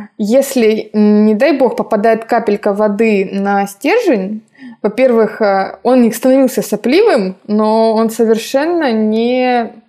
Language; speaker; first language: Russian; native; Russian